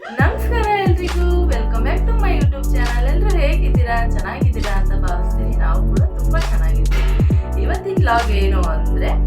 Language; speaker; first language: Kannada; native; Kannada